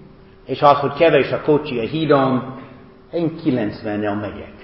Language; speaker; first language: Hungarian; non-native, fluent; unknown